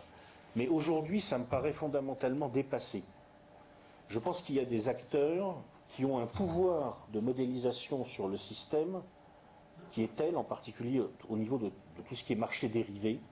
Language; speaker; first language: French; native; French